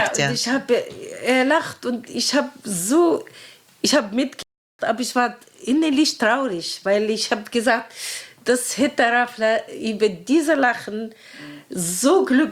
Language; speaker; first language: German; non-native, fluent; Arabic